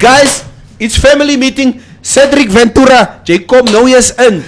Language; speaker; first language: English; non-native, local second language; Afrikaans